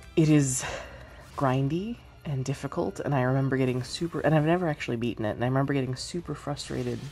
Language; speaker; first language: English; native; English